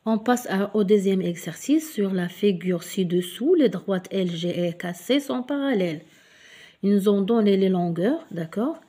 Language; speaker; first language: French; non-native, local second language; Arabic